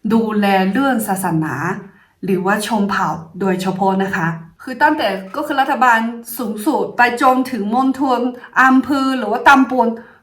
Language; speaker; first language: Thai; non-native, fluent; Chinese